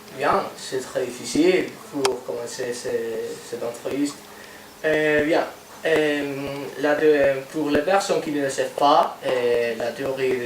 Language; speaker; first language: French; non-native, learner; Spanish